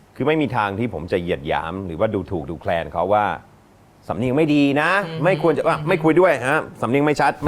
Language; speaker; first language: Thai; early bilingual, other home language; English